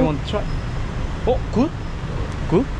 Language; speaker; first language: English; non-native, learner; Korean